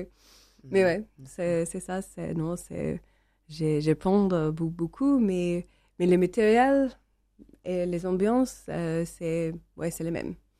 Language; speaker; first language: French; non-native, learner; English